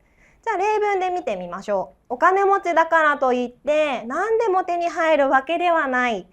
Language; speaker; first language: Japanese; non-native, fluent; Chinese